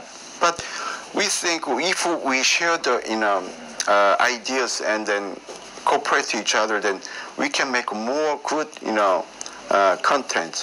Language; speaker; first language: English; non-native, learner; Korean